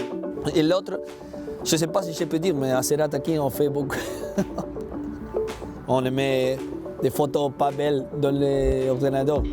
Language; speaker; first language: French; non-native, learner; Spanish